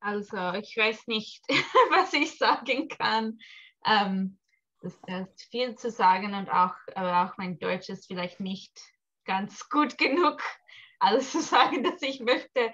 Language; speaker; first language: German; early bilingual, heritage; English